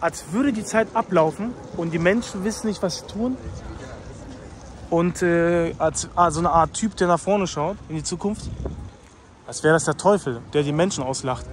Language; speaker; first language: German; native; German